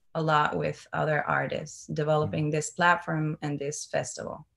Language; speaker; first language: English; non-native, learner; Spanish